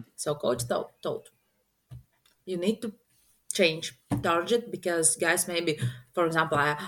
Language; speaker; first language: English; non-native, learner; Latvian